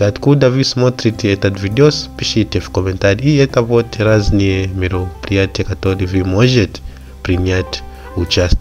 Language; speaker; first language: Russian; non-native, learner; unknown